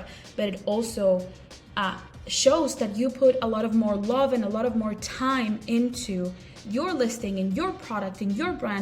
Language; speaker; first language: English; non-native, local second language; Spanish